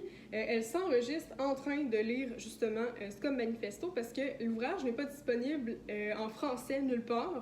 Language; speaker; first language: French; native; French